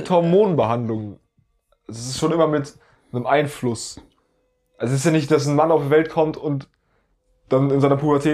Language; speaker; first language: German; native; German